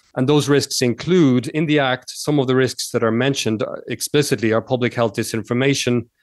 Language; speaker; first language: English; native; English